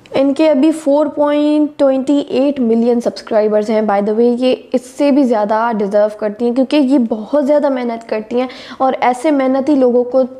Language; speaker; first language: Urdu; native; Urdu